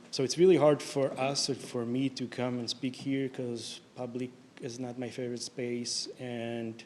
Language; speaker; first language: English; non-native, fluent; Hebrew